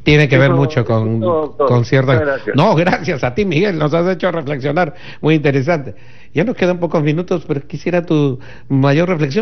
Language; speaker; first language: Spanish; native; Spanish